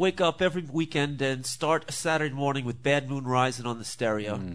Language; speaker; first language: English; native; English